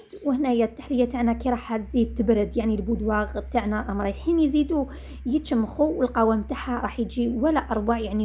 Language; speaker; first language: Arabic; native; Arabic